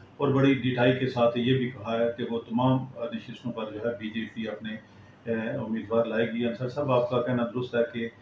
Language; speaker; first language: Urdu; non-native, local second language; Pahari-Potwari